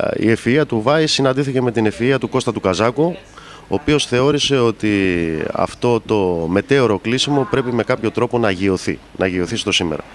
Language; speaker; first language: Greek; native; Greek